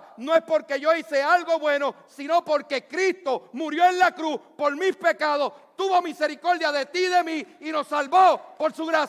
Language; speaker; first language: Spanish; native; Spanish